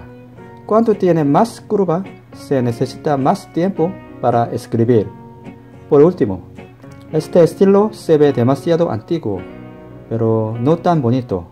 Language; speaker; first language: Spanish; non-native, learner; Korean